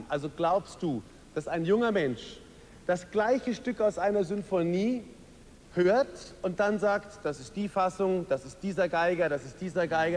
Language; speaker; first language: German; native; German